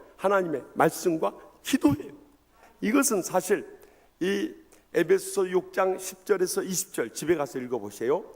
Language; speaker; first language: Korean; native; Korean